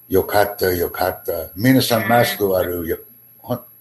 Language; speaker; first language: Japanese; non-native, learner; English